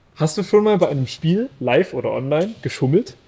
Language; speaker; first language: German; native; German